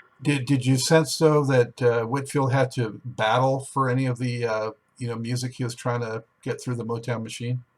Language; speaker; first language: English; native; English